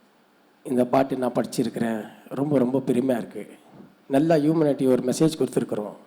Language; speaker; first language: Tamil; non-native, learner; Urdu